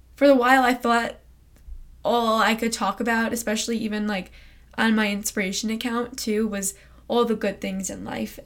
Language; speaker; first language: English; native; English